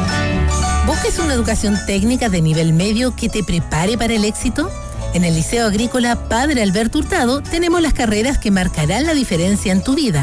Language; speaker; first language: Spanish; native; Spanish